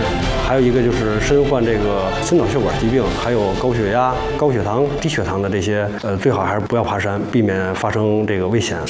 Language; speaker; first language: Chinese; native; Chinese